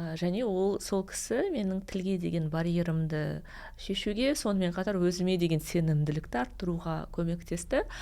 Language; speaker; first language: Kazakh; non-native, local second language; Russian